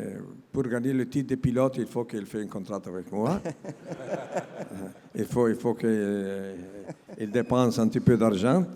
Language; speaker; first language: French; non-native, learner; Italian